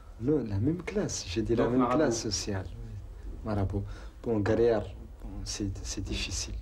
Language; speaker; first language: French; non-native, local second language; Arabic